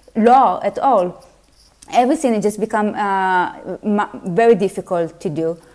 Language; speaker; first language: English; non-native, fluent; Hebrew